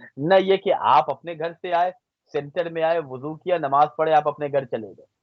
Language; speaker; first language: Urdu; native; Urdu